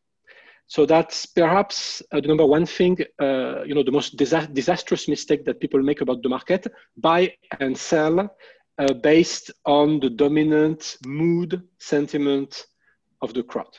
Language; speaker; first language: English; non-native, fluent; French